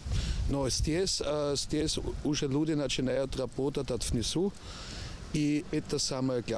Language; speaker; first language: Russian; non-native, learner; German